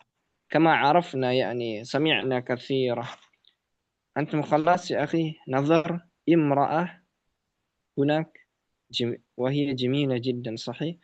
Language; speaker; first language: Arabic; non-native, learner; Indonesian